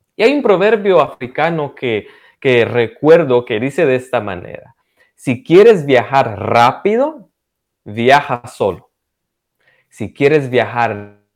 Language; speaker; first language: Spanish; non-native, fluent; Romanian